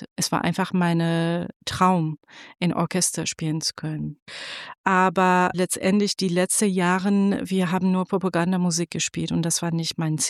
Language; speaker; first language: German; non-native, fluent; Persian